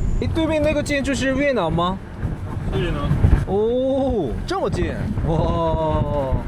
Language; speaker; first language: Chinese; non-native, learner; Korean